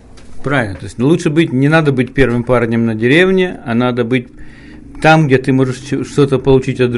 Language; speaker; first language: Russian; native; Russian